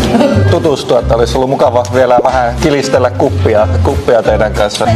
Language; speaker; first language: Finnish; native; Finnish